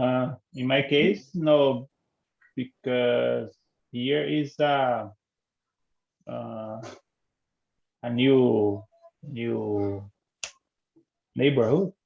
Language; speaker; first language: English; non-native, learner; Portuguese